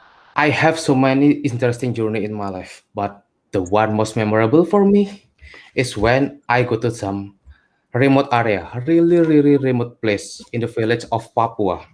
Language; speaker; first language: English; non-native, learner; Indonesian